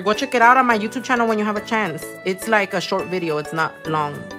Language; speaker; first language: English; early bilingual, other home language; Spanish